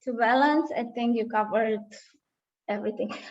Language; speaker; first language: English; non-native, fluent; Romanian